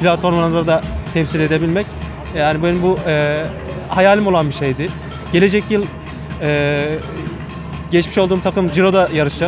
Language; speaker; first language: Turkish; native; Turkish